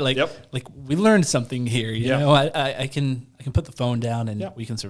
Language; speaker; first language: English; native; English